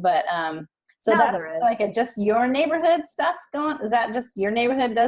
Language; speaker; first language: English; native; English